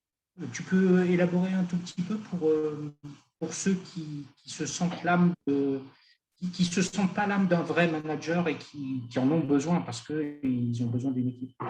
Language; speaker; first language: French; native; French